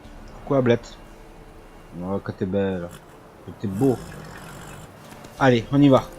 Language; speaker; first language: French; native; French